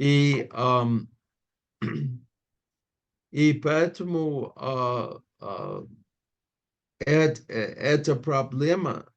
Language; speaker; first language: Russian; non-native, fluent; English